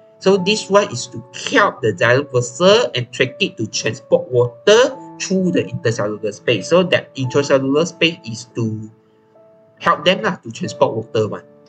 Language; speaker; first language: English; non-native, local second language; Chinese